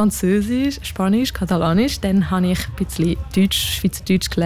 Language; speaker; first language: German; non-native, local second language; French